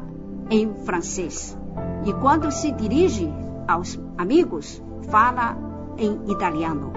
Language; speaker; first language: Portuguese; non-native, fluent; Chinese